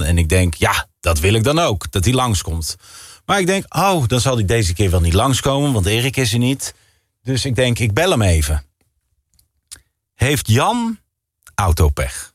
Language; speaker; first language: Dutch; native; Dutch